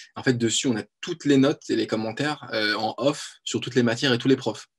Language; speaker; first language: French; native; French